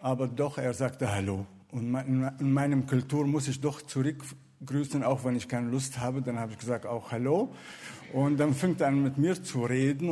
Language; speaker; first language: German; non-native, fluent; Arabic